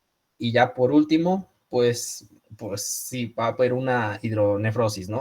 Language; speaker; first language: Spanish; native; Spanish